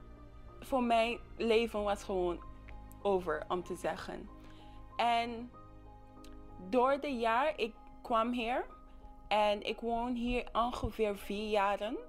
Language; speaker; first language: Dutch; non-native, local second language; English